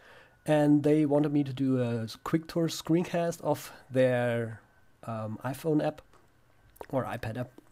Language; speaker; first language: English; non-native, fluent; German